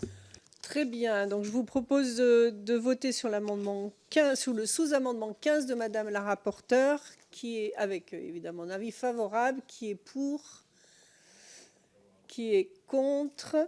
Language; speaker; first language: French; native; French